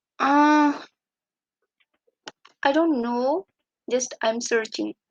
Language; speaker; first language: English; non-native, learner; Urdu